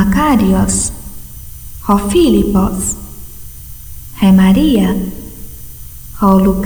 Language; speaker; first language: Greek; non-native, fluent; Portuguese